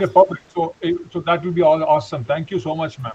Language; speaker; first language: English; non-native, local second language; Tamil